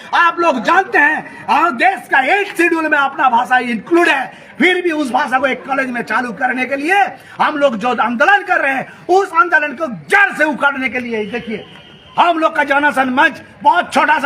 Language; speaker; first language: Hindi; non-native, local second language; Santali